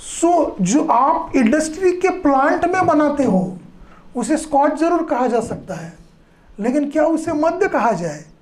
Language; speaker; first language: Hindi; non-native, local second language; Marathi